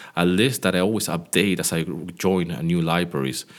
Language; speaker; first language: English; non-native, fluent; Greek